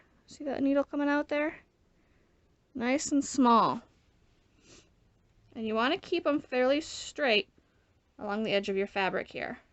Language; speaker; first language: English; native; English